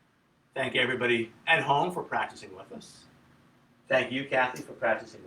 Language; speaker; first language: English; native; English